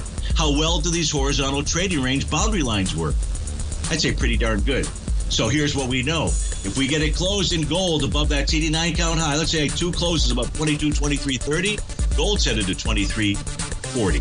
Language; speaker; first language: English; native; English